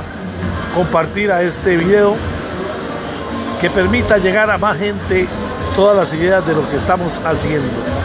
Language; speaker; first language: Spanish; native; Spanish